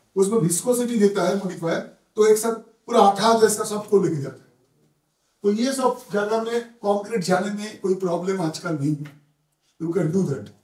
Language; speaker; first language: Hindi; non-native, local second language; Bangla